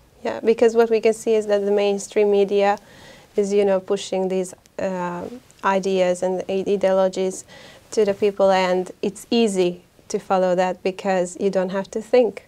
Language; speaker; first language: English; non-native, fluent; Hungarian